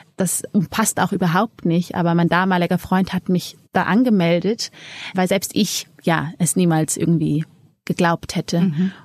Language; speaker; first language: German; early bilingual, other home language; Amharic